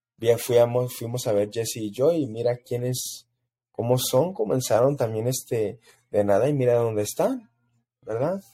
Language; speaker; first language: Spanish; early bilingual, heritage; Spanish